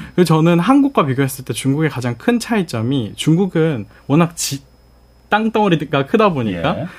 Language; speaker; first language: Korean; early bilingual, heritage; Korean